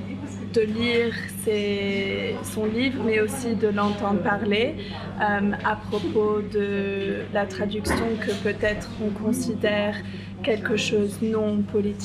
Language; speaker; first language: French; non-native, fluent; English